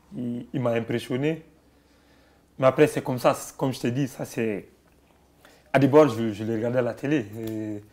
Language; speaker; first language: French; non-native, local second language; Bambara